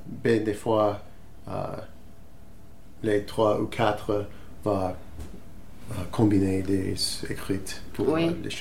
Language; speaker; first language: French; non-native, learner; English